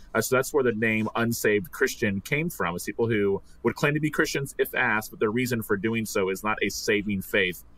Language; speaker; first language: English; native; English